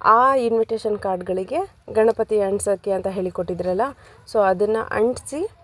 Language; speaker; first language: Kannada; non-native, local second language; Lambadi